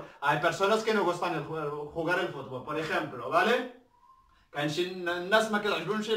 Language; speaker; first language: Spanish; non-native, learner; Arabic